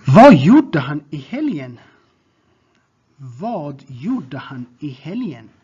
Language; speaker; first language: Swedish; non-native, fluent; Tigrinya